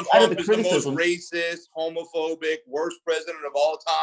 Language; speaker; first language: English; native; English